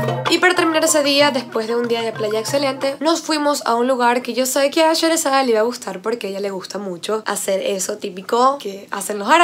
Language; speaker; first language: Spanish; native; Spanish